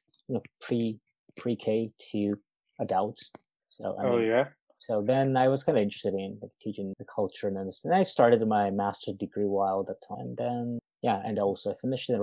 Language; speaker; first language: English; non-native, fluent; Japanese